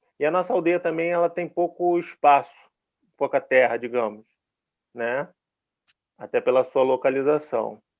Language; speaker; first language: Portuguese; native; Portuguese